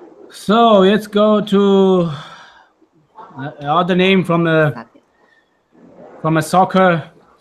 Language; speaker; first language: English; non-native, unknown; Italian